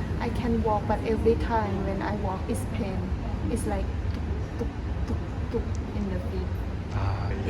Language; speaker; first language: English; non-native, learner; Thai